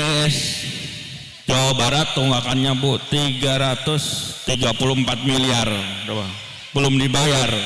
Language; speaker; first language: Indonesian; native; Indonesian